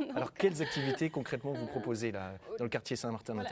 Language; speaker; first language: French; native; French